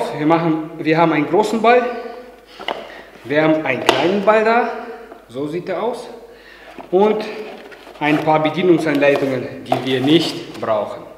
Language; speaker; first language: German; non-native, fluent; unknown